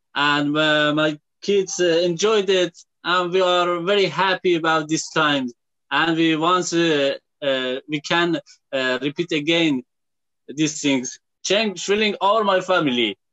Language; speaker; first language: English; non-native, learner; Persian